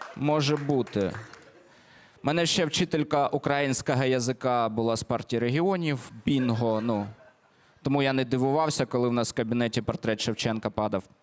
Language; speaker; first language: Ukrainian; non-native, local second language; Russian